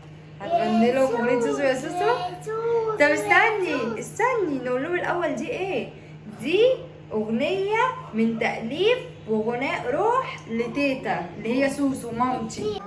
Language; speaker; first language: Arabic; native; Arabic